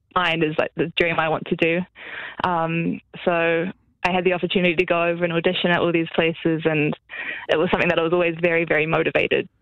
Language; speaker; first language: English; native; English